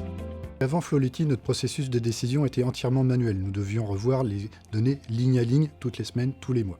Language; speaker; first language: French; native; French